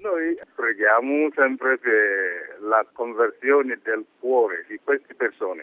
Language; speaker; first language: Italian; non-native, fluent; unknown